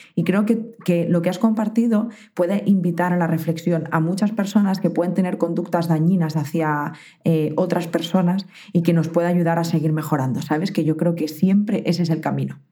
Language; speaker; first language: Spanish; native; Spanish